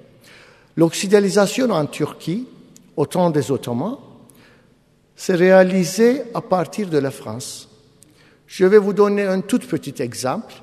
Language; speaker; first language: French; non-native, fluent; Turkish